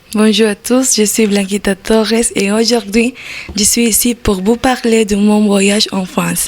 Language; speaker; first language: French; non-native, learner; Spanish